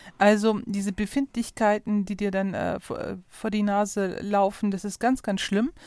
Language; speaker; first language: German; early bilingual, other home language; Turkish